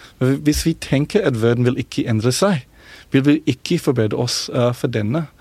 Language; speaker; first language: Norwegian; non-native, fluent; English